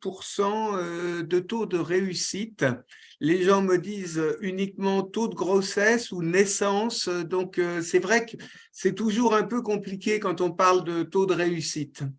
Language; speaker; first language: French; native; French